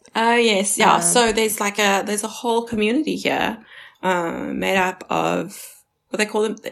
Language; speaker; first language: English; early bilingual, other home language; Chinese